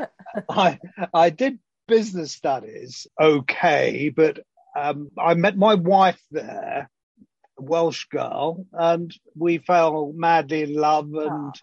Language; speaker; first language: English; early bilingual, other home language; Greek